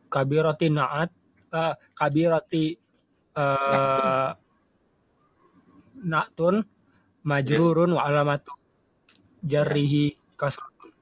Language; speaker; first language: Arabic; non-native, learner; Indonesian